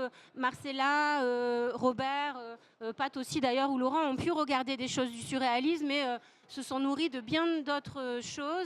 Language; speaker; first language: French; native; French